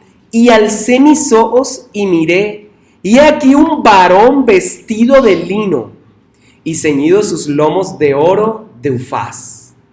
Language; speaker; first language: Spanish; native; Spanish